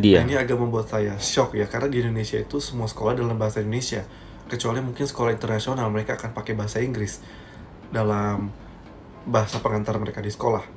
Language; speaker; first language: Indonesian; native; Indonesian